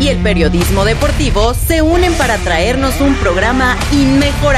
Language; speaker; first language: Spanish; native; Spanish